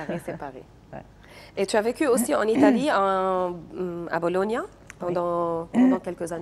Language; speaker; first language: French; non-native, local second language; Arabic